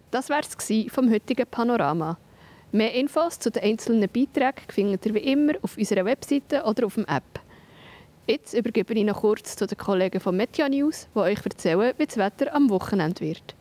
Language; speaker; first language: German; native; German